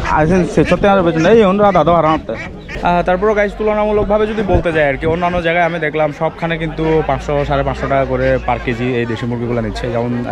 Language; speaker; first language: Bangla; native; Bangla